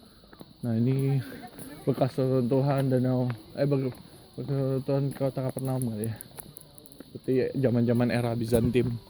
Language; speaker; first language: Indonesian; native; Indonesian